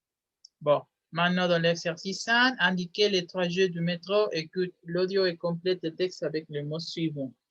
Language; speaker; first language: French; non-native, fluent; Spanish